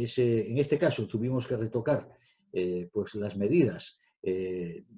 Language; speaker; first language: Spanish; native; Spanish